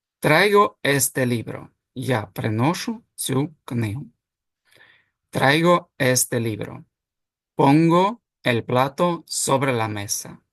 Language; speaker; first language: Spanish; non-native, fluent; Ukrainian